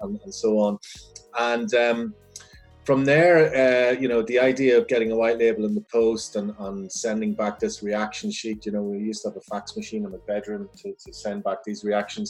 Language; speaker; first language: English; native; English